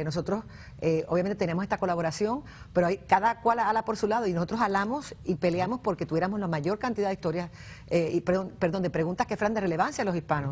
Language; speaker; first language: Spanish; native; Spanish